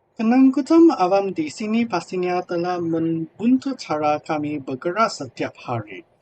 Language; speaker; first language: Malay; non-native, local second language; Chinese